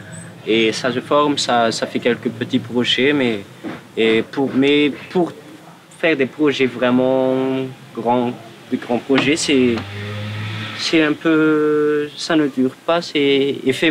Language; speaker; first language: French; non-native, local second language; Malagasy